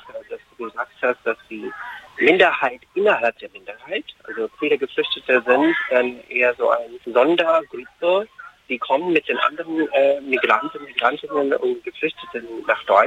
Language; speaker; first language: German; non-native, fluent; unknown